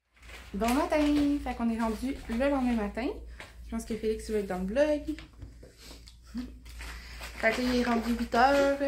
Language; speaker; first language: French; native; French